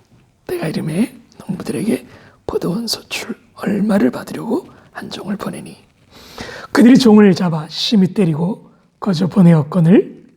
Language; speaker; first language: Korean; native; Korean